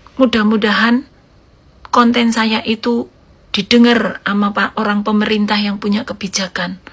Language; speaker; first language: Indonesian; native; Indonesian